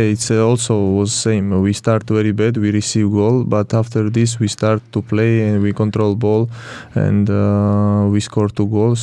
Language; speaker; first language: English; non-native, learner; Georgian